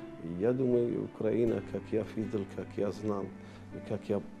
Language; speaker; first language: Russian; non-native, learner; Arabic